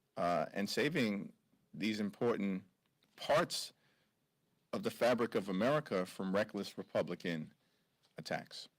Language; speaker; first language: English; native; English